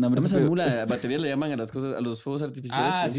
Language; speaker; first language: Spanish; native; Spanish